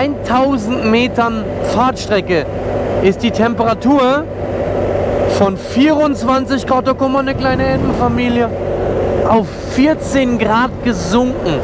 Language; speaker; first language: German; native; German